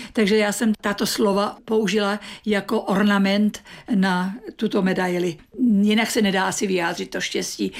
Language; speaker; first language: Czech; native; Czech